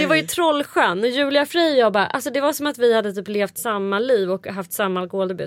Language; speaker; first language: Swedish; native; Swedish